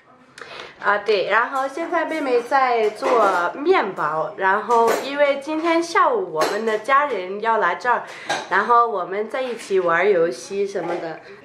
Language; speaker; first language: Chinese; non-native, fluent; Danish